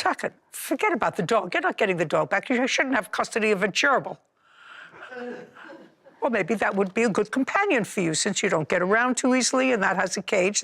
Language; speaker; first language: English; native; English